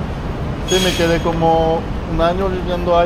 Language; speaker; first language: Spanish; non-native, fluent; French